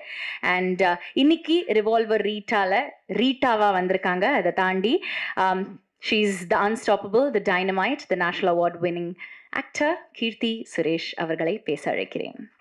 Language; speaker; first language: Tamil; native; Tamil